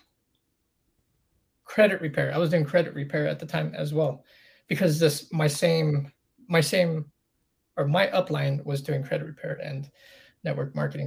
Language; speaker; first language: English; native; English